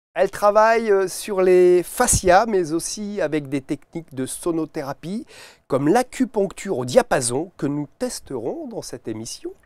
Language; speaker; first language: French; native; French